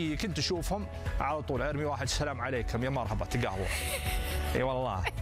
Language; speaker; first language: Arabic; non-native, fluent; English